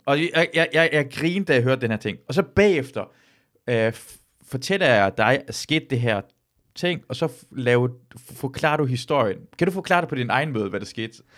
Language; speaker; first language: Danish; native; Danish